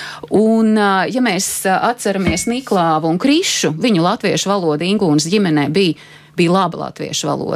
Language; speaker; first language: Latvian; native; Latvian